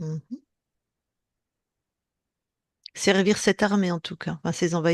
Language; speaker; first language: French; native; French